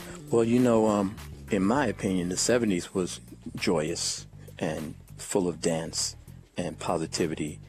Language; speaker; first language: English; native; English